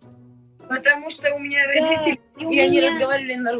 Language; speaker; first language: Russian; early bilingual, heritage; Russian